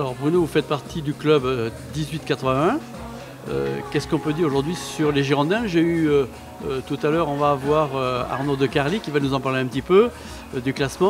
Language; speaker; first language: French; native; French